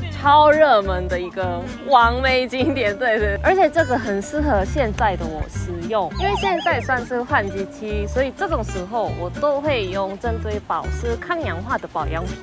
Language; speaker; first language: Chinese; non-native, fluent; Korean